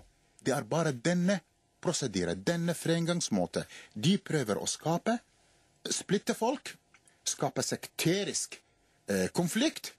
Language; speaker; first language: Norwegian; non-native, fluent; Arabic